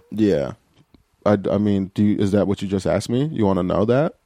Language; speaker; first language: English; native; English